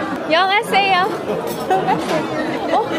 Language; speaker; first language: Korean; non-native, learner; Filipino